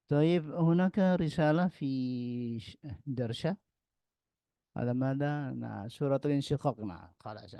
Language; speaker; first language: Arabic; non-native, fluent; Indonesian